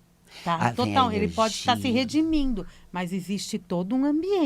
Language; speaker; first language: Portuguese; native; Portuguese